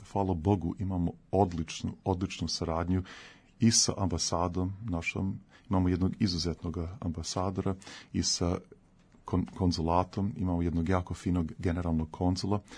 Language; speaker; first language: Serbian; early bilingual, heritage; Serbian